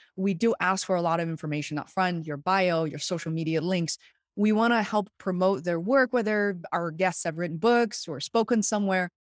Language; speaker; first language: English; non-native, fluent; Chinese